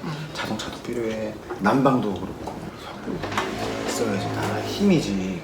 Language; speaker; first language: Korean; native; Korean